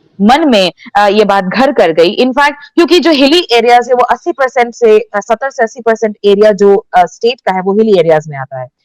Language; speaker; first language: Hindi; non-native, local second language; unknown